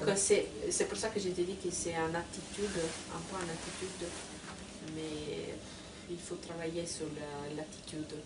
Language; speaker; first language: French; non-native, fluent; Italian